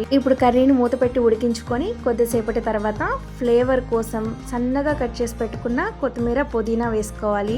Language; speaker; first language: Telugu; native; Telugu